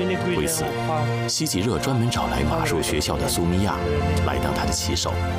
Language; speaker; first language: Chinese; native; Chinese